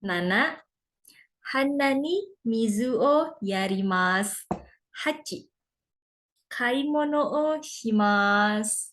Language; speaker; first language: Japanese; non-native, fluent; Indonesian